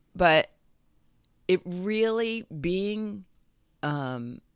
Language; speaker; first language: English; native; English